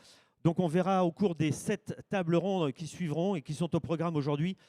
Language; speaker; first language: French; native; French